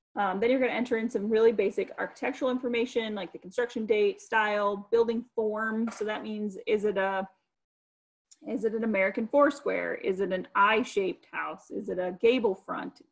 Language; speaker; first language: English; native; English